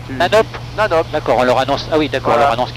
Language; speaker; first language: French; native; French